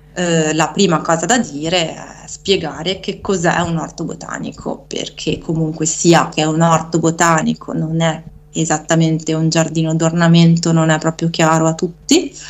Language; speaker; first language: Italian; native; Italian